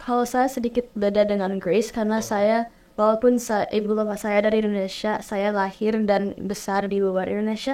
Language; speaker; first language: Indonesian; early bilingual, heritage; Indonesian